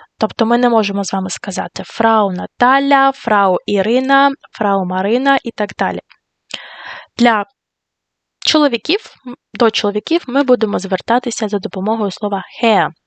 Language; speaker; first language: Ukrainian; native; Ukrainian